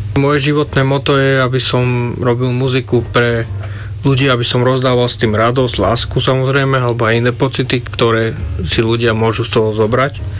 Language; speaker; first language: Slovak; native; Slovak